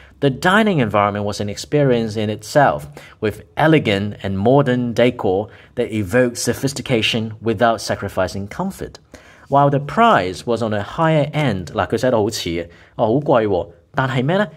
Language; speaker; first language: English; non-native, local second language; Cantonese